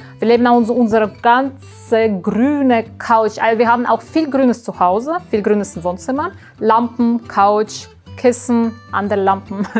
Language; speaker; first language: German; non-native, fluent; Russian